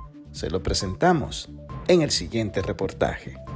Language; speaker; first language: Spanish; native; Spanish